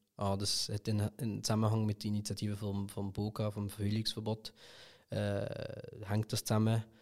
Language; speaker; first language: German; early bilingual, other home language; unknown